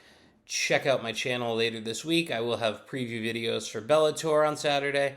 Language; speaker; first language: English; native; English